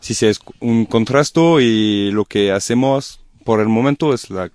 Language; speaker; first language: Spanish; non-native, learner; French